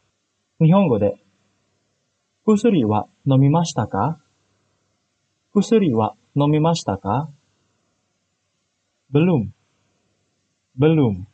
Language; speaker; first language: Japanese; non-native, fluent; Indonesian